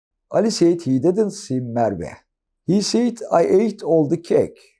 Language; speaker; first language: English; non-native, fluent; Turkish